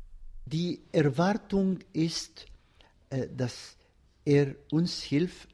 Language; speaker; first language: German; non-native, fluent; Arabic